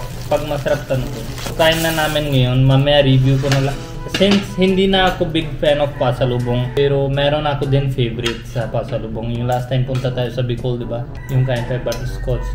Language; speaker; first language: Filipino; non-native, learner; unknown